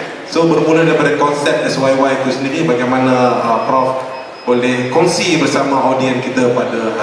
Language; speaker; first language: Malay; native; Malay